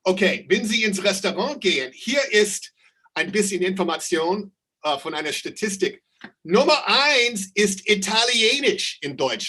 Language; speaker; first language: German; non-native, fluent; English